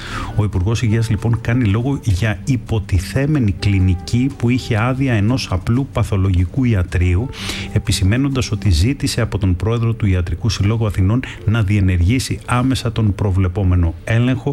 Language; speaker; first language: Greek; native; Greek